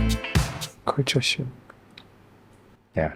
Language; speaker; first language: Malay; non-native, learner; Korean